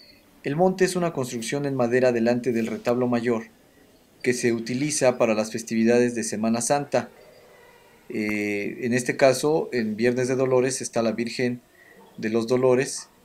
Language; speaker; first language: Spanish; native; Spanish